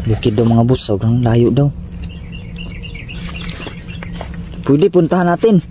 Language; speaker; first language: Filipino; non-native, local second language; Cebuano